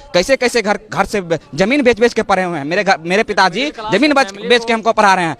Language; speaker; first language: Hindi; native; Hindi